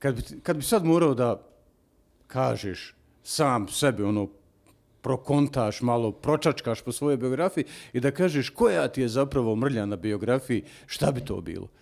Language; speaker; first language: Serbian; native; Serbian